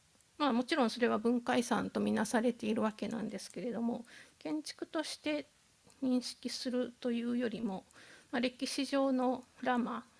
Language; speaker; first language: Japanese; native; Japanese